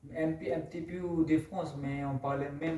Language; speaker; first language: French; non-native, learner; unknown